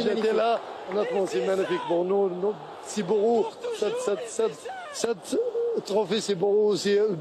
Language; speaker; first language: French; non-native, learner; Arabic